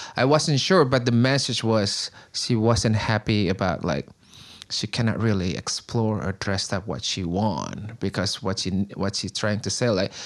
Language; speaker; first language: English; non-native, fluent; Indonesian